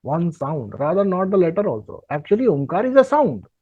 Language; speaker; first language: English; non-native, local second language; Hindi